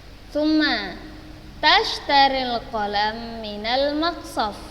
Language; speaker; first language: Arabic; non-native, fluent; Indonesian